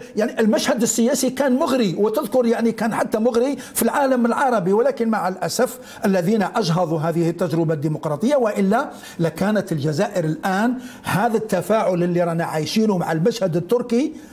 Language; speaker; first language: Arabic; native; Arabic